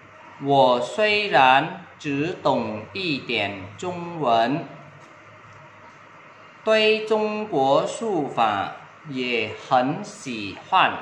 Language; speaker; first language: Chinese; non-native, fluent; Vietnamese